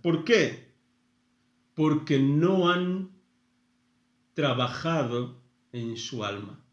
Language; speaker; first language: Spanish; non-native, fluent; Portuguese